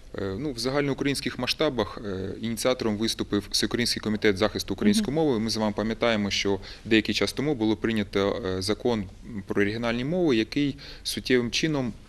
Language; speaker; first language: Ukrainian; native; Ukrainian